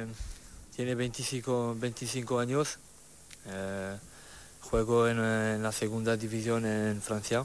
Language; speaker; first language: Spanish; non-native, learner; French